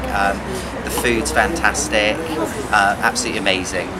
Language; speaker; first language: English; native; English